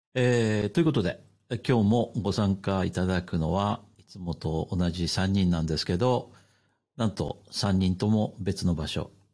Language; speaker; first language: Japanese; native; Japanese